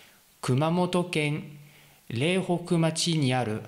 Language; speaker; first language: Japanese; non-native, learner; French